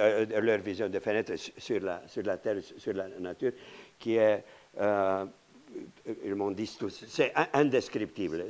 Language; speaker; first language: French; non-native, fluent; Romanian